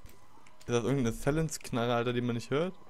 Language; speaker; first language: German; native; German